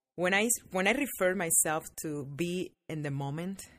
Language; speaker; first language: English; non-native, fluent; Spanish